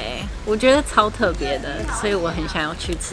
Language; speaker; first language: Chinese; non-native, fluent; English